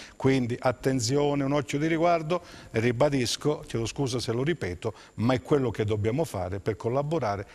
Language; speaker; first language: Italian; native; Italian